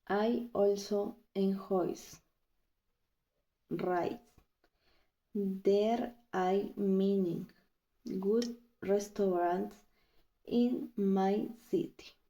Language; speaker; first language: English; non-native, learner; Spanish